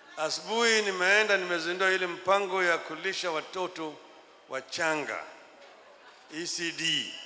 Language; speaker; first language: Swahili; non-native, local second language; Luo (Kenya and Tanzania)